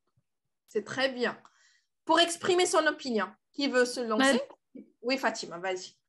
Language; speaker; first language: French; non-native, local second language; Arabic